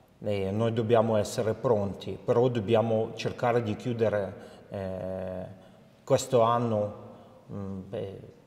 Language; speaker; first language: Italian; non-native, fluent; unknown